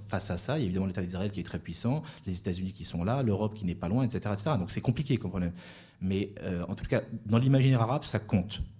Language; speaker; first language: French; native; French